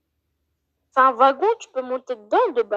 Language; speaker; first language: French; native; French